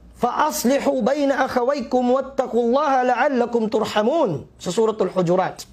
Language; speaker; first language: Filipino; non-native, local second language; Maranao